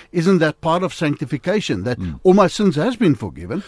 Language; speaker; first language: English; non-native, local second language; Afrikaans